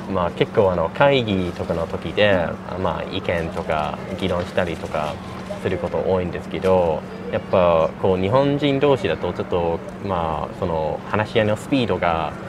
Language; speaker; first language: Japanese; non-native, fluent; English